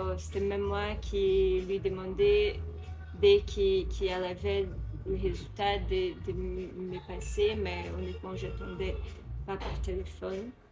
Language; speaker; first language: French; non-native, fluent; Portuguese